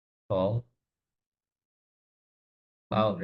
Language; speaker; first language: Chinese; non-native, learner; Indonesian